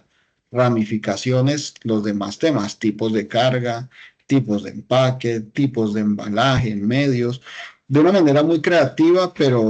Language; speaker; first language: Spanish; native; Spanish